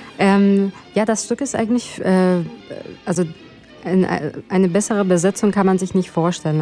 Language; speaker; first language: German; non-native, fluent; Persian